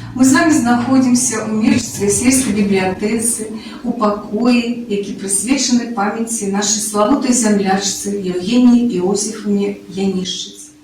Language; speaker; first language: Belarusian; native; Belarusian